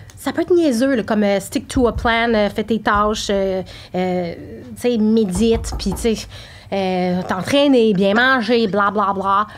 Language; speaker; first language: French; native; French